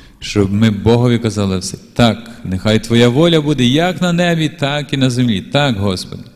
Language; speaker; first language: Ukrainian; native; Ukrainian